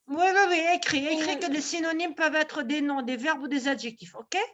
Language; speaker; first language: French; non-native, local second language; Arabic